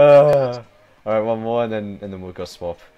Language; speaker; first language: English; native; English